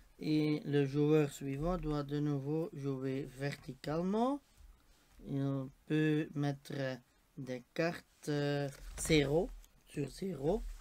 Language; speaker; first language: French; non-native, local second language; Dutch